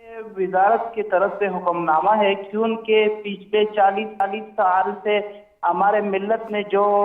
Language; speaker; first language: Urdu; non-native, fluent; Pashto